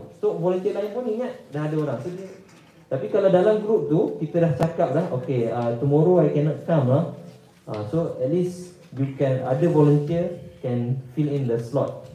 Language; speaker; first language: Malay; native; Malay